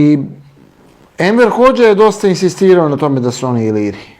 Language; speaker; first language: Serbian; native; Serbian